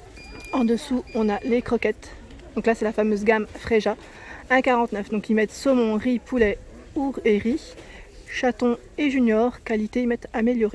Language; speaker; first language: French; native; French